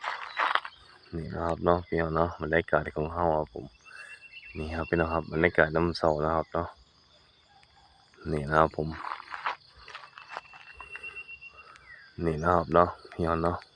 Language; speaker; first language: Thai; non-native, local second language; Northeastern Thai